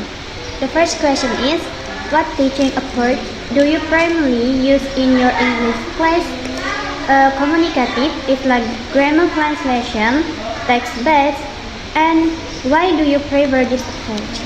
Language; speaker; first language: English; non-native, learner; Indonesian